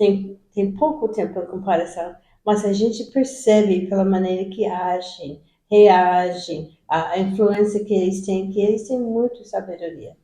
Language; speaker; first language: Portuguese; non-native, fluent; English